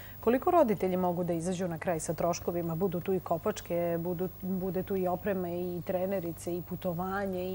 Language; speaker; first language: Serbian; native; Serbian